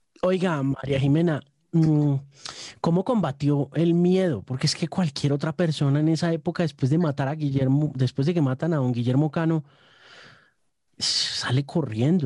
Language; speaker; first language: Spanish; native; Spanish